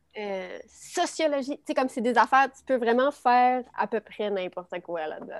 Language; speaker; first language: French; native; French